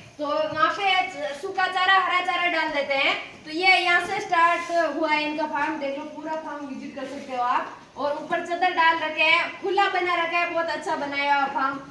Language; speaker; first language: Hindi; native; Hindi